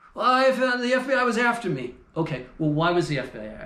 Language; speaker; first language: English; native; English